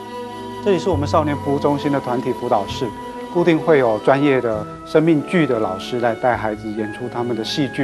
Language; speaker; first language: Chinese; native; Chinese